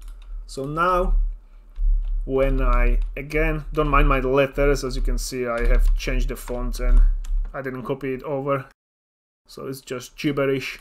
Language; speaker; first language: English; non-native, fluent; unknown